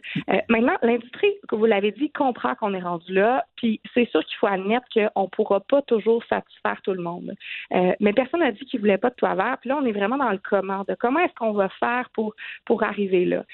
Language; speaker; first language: French; native; French